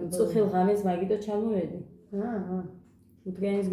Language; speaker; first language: Georgian; native; Georgian